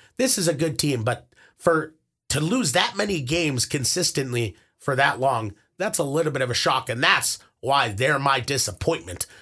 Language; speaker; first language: English; native; English